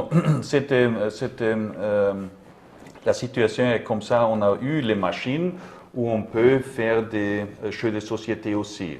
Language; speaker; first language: French; non-native, learner; German